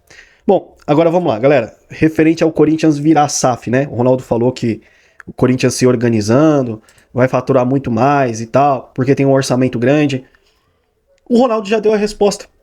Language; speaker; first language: Portuguese; native; Portuguese